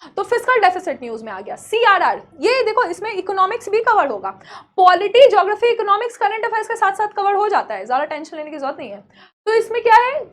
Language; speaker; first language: Hindi; native; Hindi